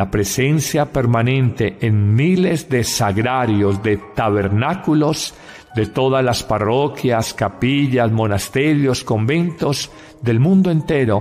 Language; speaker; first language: Spanish; native; Spanish